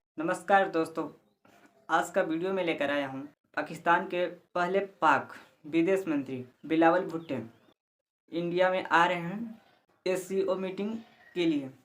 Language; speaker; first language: Hindi; native; Hindi